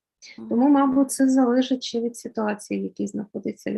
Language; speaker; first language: Ukrainian; native; Ukrainian